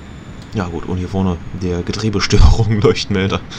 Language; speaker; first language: German; native; German